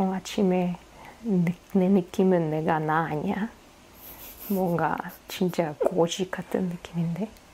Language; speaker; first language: Korean; non-native, fluent; Russian